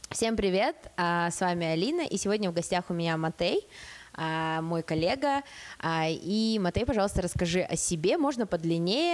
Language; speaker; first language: Russian; native; Russian